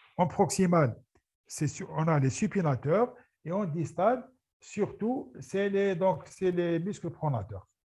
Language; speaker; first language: French; non-native, local second language; Arabic